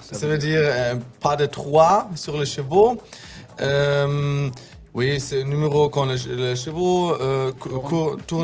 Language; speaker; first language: French; non-native, learner; German